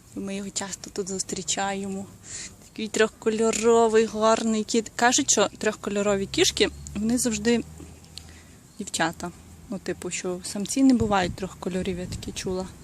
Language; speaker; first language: Ukrainian; non-native, local second language; Russian